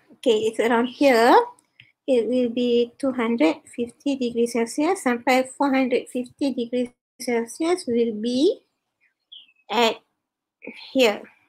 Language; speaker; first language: English; non-native, local second language; Malay